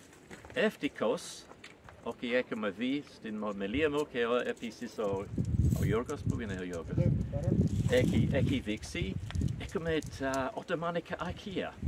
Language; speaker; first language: Greek; non-native, learner; English